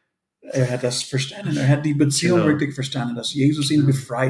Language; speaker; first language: German; non-native, fluent; English